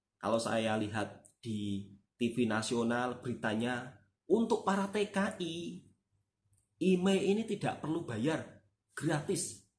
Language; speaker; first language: Indonesian; native; Indonesian